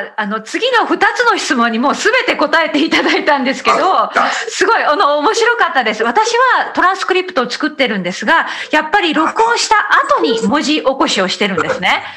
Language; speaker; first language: Japanese; native; Japanese